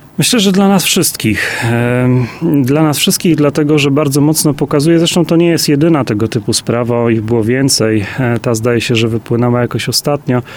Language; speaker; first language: Polish; native; Polish